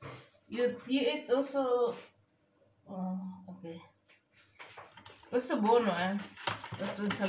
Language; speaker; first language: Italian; non-native, learner; Filipino